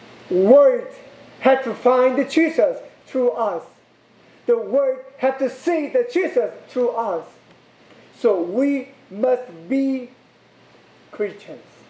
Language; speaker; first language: English; non-native, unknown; Korean